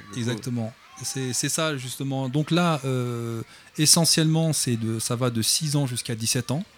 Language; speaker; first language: French; native; French